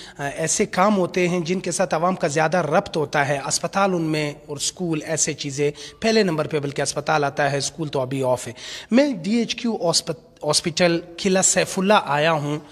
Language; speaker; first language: Urdu; non-native, local second language; Pashto